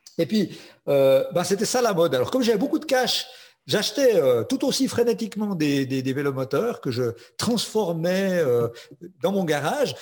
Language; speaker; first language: French; native; French